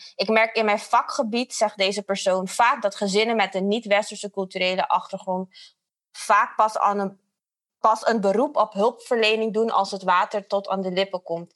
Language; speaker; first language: Dutch; non-native, fluent; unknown